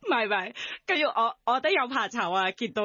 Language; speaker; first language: Cantonese; non-native, learner; Thai